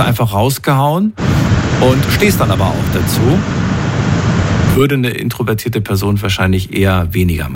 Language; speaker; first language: German; native; German